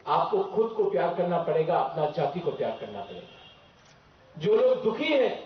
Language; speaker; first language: Hindi; non-native, local second language; Kok Borok